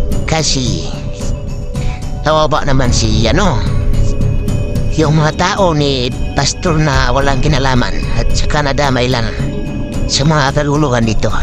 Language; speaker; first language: Filipino; non-native, local second language; Cebuano